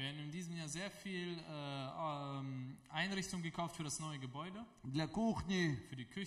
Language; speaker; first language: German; non-native, fluent; Russian